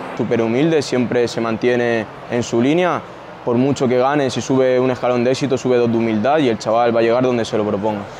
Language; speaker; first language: Spanish; early bilingual, other home language; Arabic